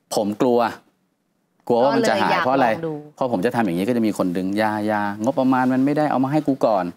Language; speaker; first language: Thai; native; Thai